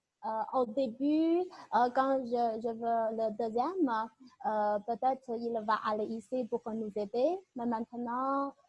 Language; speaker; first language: French; non-native, learner; Chinese